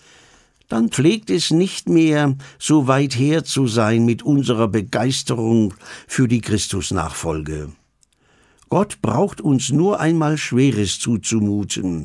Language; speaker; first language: German; native; German